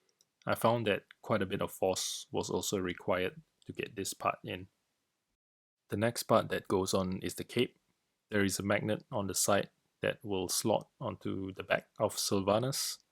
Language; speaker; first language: English; native; English